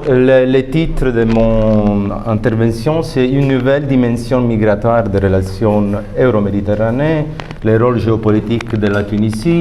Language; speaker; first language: French; non-native, fluent; Italian